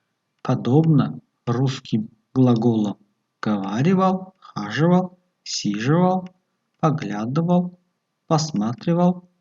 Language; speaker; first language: Russian; non-native, local second language; Tajik